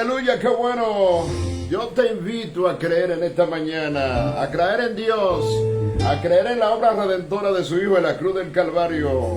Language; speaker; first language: Spanish; native; Spanish